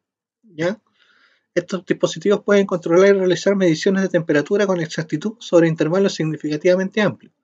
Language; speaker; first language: Spanish; native; Spanish